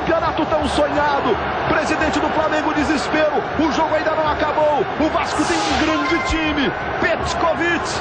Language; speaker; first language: Portuguese; native; Portuguese